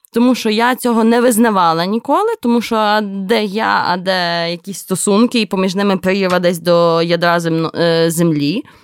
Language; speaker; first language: Ukrainian; native; Ukrainian